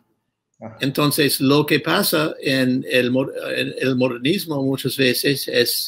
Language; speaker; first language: Spanish; non-native, fluent; English